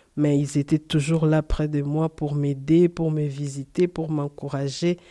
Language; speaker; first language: French; non-native, fluent; Portuguese